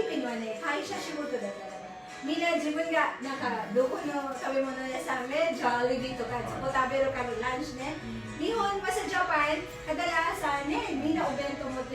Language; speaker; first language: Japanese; non-native, learner; Filipino